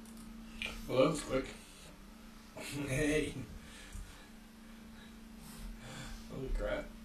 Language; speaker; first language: English; native; English